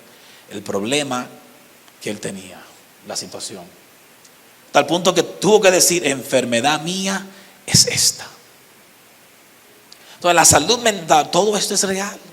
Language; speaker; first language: Spanish; native; Spanish